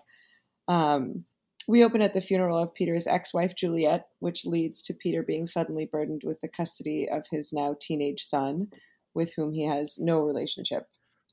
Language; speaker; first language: English; native; English